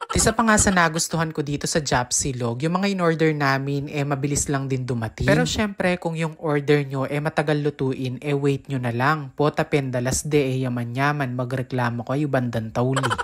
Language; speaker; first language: Filipino; non-native, local second language; Pampanga